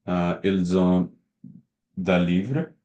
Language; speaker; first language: French; non-native, learner; Hindi